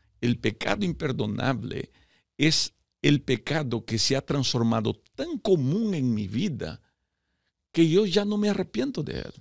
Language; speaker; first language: Spanish; early bilingual, heritage; Spanish